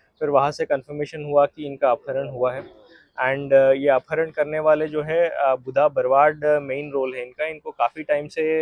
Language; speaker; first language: Hindi; non-native, local second language; Gujarati